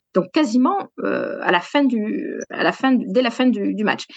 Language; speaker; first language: French; native; French